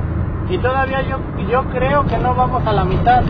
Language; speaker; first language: Spanish; native; Spanish